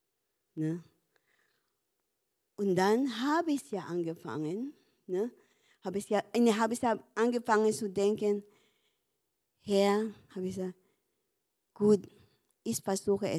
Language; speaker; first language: German; non-native, learner; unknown